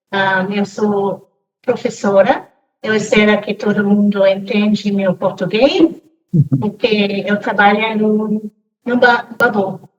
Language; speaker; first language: Portuguese; non-native, fluent; English